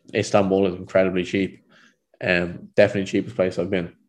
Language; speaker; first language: English; native; English